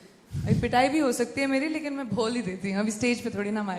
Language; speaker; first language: Hindi; native; Hindi